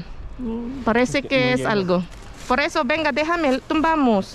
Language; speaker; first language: Spanish; non-native, learner; Filipino